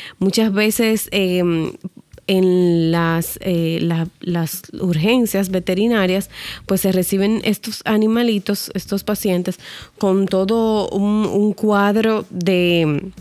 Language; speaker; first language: Spanish; native; Spanish